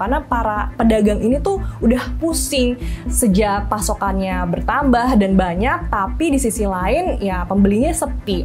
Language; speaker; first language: Indonesian; native; Indonesian